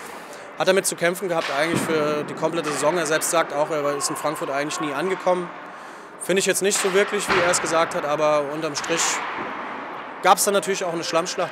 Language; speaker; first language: German; native; German